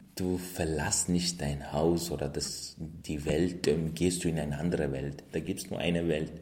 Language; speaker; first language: German; non-native, fluent; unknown